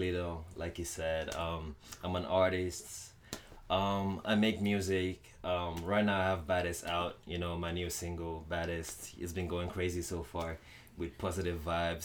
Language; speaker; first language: English; non-native, local second language; Yoruba